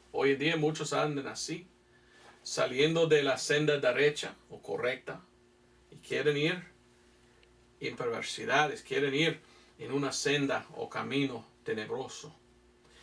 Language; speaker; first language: Spanish; non-native, fluent; English